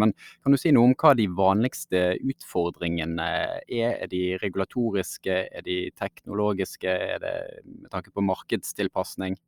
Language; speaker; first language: Norwegian; native; Norwegian